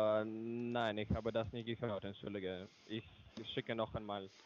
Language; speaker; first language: German; non-native, learner; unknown